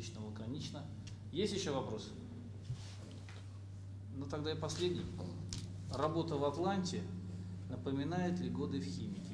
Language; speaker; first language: Russian; native; Russian